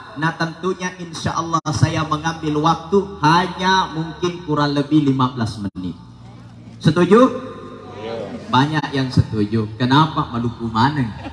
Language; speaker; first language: Indonesian; non-native, local second language; Buginese